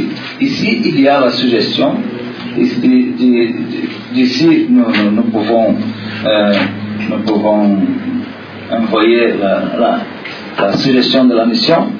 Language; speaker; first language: French; non-native, learner; Portuguese